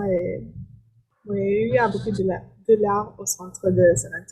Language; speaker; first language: French; non-native, learner; English